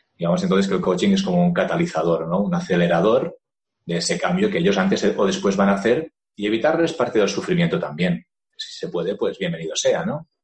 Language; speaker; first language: Spanish; native; Spanish